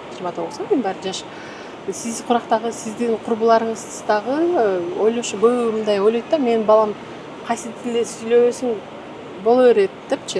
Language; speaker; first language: Kyrgyz; native; Kyrgyz